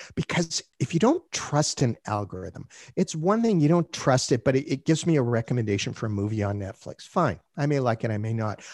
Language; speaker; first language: English; native; English